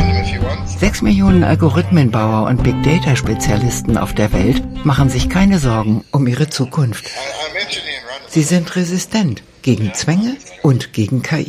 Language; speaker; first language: German; native; German